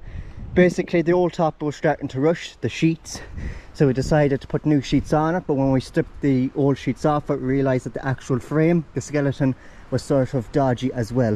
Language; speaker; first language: English; native; English